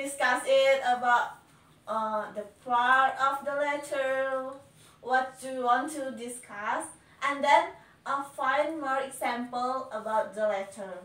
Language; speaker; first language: English; non-native, learner; Indonesian